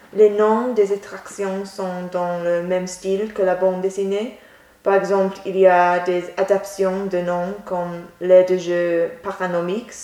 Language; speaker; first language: French; non-native, learner; English